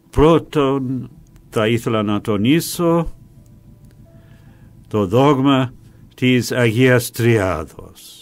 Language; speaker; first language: Greek; non-native, fluent; English